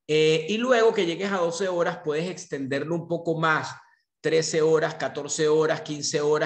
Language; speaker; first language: Spanish; native; Spanish